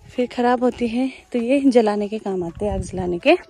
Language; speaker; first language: Hindi; non-native, local second language; Nepali